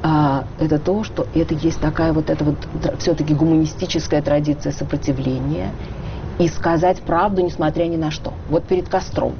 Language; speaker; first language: Russian; native; Russian